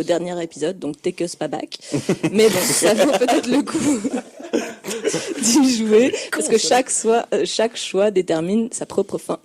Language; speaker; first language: French; native; French